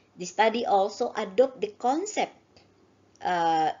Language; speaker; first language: English; non-native, learner; Indonesian